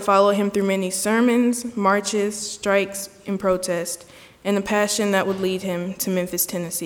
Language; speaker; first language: English; native; English